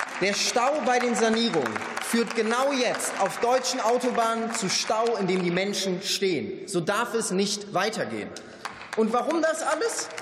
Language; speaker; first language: German; native; German